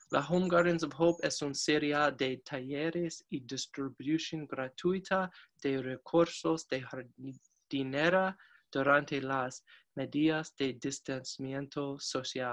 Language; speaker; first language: Spanish; non-native, learner; English